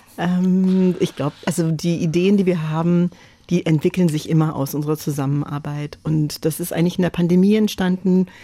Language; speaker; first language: German; non-native, fluent; English